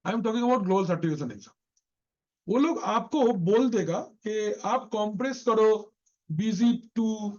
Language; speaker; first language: Hindi; non-native, local second language; Bangla